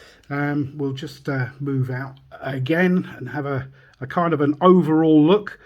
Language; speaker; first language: English; native; English